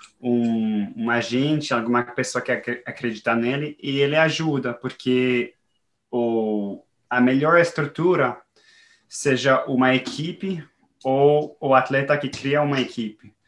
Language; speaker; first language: Portuguese; non-native, fluent; French